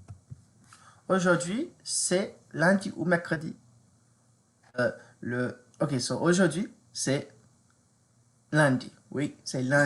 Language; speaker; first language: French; non-native, fluent; English